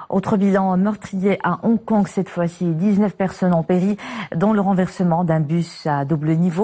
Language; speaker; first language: French; non-native, local second language; Arabic